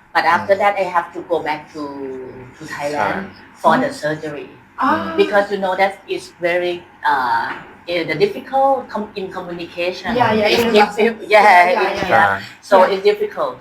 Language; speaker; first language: English; non-native, fluent; Thai